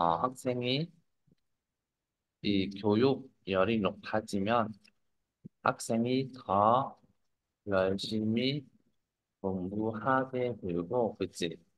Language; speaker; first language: Korean; non-native, fluent; Vietnamese